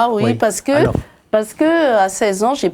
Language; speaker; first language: French; non-native, local second language; Malagasy